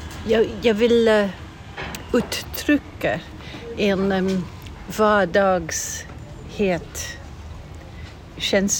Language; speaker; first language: Swedish; non-native, learner; English